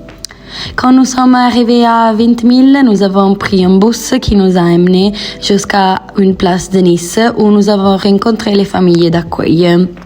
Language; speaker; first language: French; non-native, learner; Italian